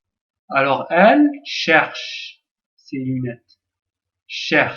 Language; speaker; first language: French; non-native, local second language; Arabic